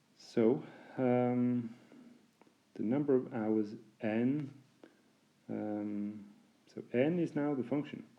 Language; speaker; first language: English; non-native, fluent; Norwegian